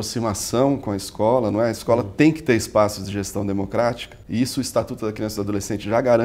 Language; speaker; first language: Portuguese; native; Portuguese